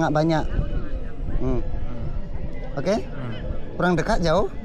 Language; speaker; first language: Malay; non-native, local second language; Indonesian